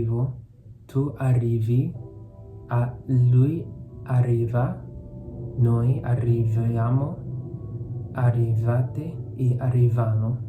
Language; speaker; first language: Italian; non-native, learner; English